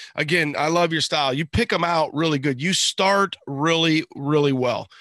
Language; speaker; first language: English; native; English